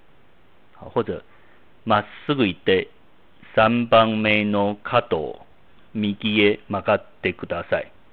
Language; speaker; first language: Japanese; non-native, fluent; Chinese